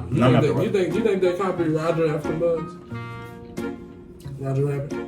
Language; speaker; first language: English; native; English